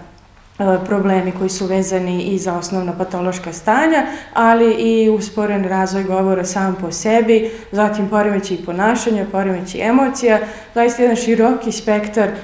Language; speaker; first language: Serbian; native; Serbian